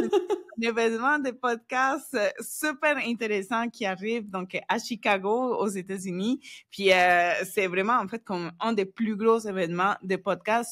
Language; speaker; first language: French; non-native, fluent; Spanish